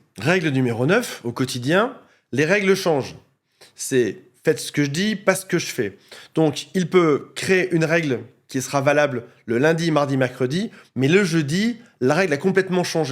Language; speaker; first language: French; native; French